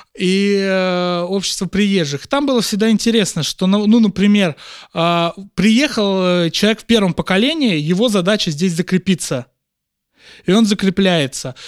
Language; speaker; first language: Russian; native; Russian